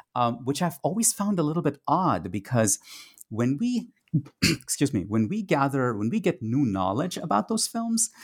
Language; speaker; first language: English; non-native, local second language; Tamil